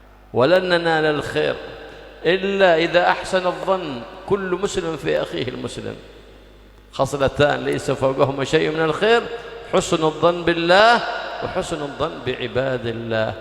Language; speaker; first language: Arabic; native; Arabic